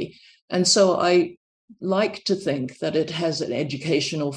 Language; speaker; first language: English; native; English